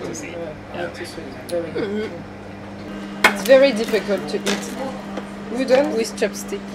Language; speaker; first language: English; non-native, learner; French